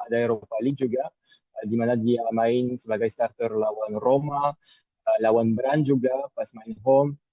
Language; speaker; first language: Indonesian; non-native, fluent; French